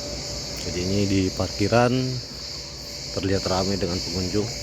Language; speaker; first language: Indonesian; native; Indonesian